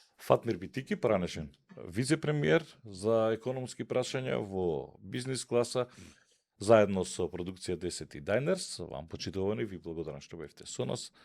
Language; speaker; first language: Macedonian; native; Macedonian